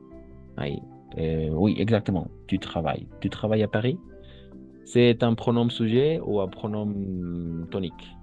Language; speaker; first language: French; non-native, fluent; Spanish